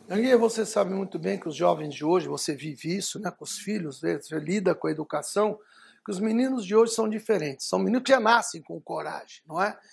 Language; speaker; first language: Portuguese; early bilingual, other home language; Arabic